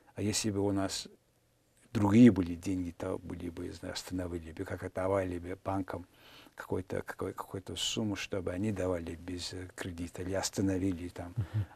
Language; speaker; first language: Russian; non-native, fluent; Mongolian